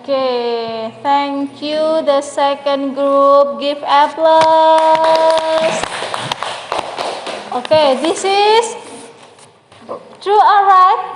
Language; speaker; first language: English; non-native, learner; Indonesian